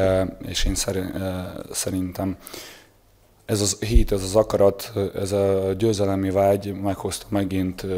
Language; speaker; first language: Hungarian; non-native, fluent; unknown